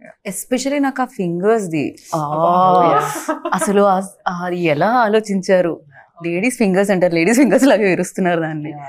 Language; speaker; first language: Telugu; native; Telugu